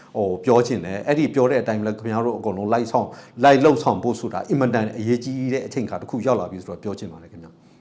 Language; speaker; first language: Burmese; non-native, local second language; S'gaw Karen